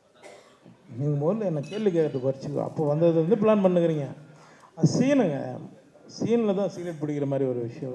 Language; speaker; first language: Tamil; native; Tamil